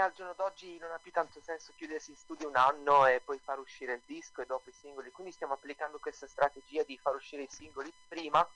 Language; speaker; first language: Italian; native; Italian